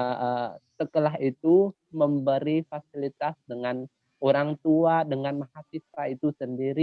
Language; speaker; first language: Indonesian; non-native, learner; Khmer